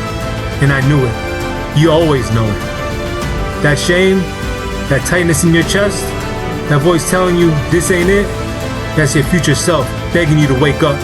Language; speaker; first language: English; native; English